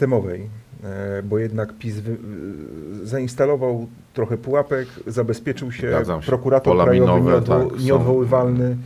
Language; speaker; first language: Polish; native; Polish